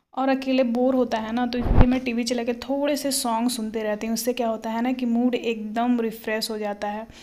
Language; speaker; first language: Hindi; native; Hindi